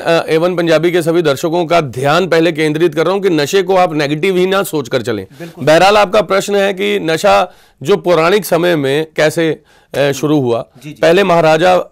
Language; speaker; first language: Hindi; non-native, local second language; Punjabi